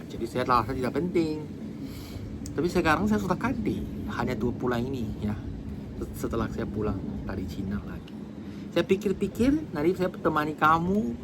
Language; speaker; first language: Indonesian; non-native, fluent; Chinese